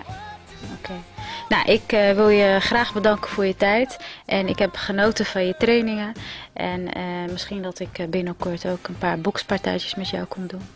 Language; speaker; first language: Dutch; early bilingual, other home language; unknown